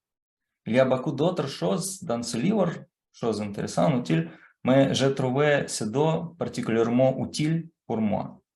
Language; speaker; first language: French; non-native, fluent; Russian